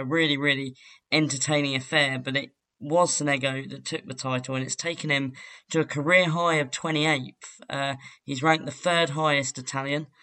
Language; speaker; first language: English; native; English